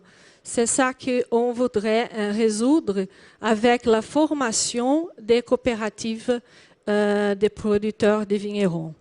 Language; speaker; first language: French; non-native, learner; Portuguese